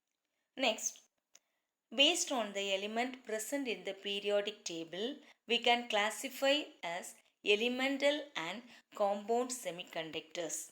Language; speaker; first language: English; non-native, local second language; Tamil